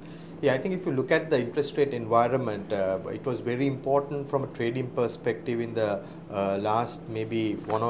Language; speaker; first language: English; non-native, local second language; Sinhala